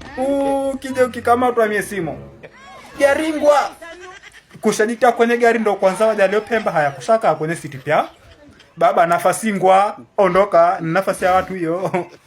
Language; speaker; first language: Swahili; native; Swahili